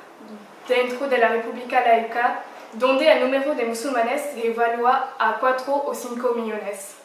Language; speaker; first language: Spanish; non-native, learner; French